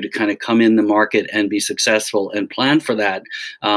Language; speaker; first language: English; native; English